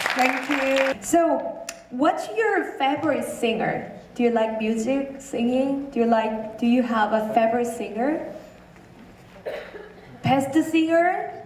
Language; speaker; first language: English; non-native, learner; Korean